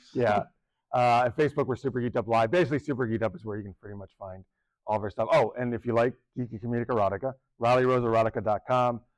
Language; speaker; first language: English; native; English